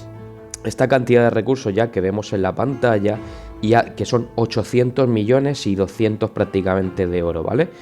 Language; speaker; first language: Spanish; native; Spanish